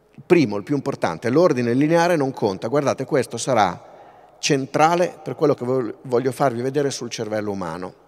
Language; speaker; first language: Italian; native; Italian